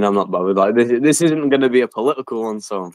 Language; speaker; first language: English; native; English